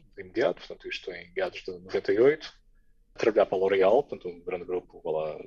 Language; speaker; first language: Portuguese; native; Portuguese